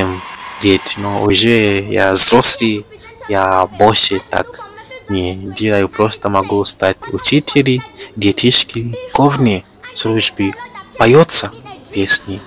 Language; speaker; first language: Russian; non-native, learner; Bemba